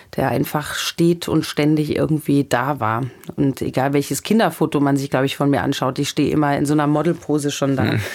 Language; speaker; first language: German; native; German